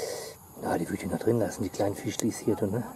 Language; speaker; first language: German; native; German